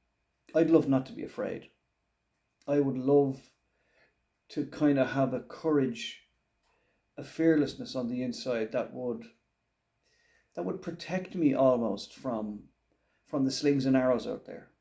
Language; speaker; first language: English; native; English